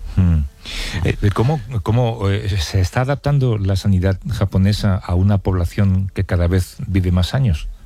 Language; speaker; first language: Spanish; native; Spanish